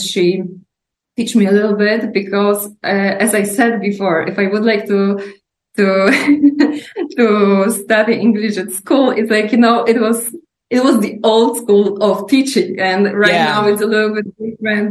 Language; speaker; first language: English; non-native, fluent; Polish